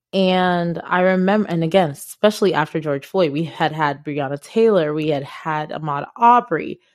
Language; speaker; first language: English; non-native, local second language; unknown